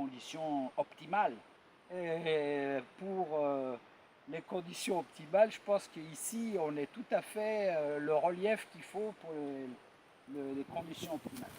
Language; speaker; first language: French; native; French